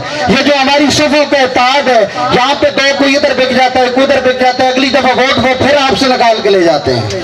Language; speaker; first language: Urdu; non-native, local second language; Punjabi